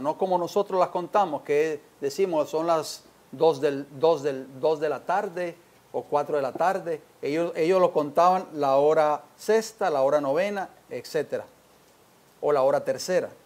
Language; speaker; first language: Spanish; native; Spanish